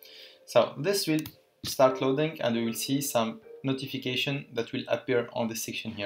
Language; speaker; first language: English; non-native, fluent; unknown